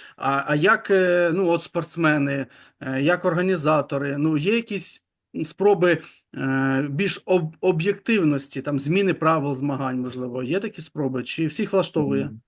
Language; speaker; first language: Ukrainian; native; Ukrainian